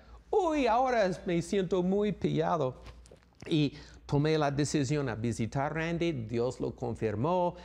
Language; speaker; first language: Spanish; non-native, fluent; English